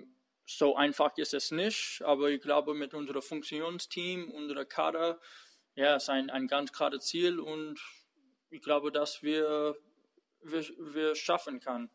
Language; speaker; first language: German; non-native, fluent; English